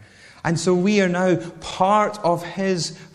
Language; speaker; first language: English; native; English